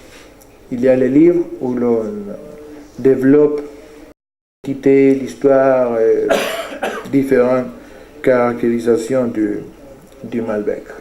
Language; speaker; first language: French; non-native, fluent; Spanish